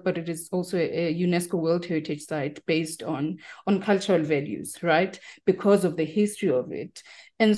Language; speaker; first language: English; non-native, local second language; Tsonga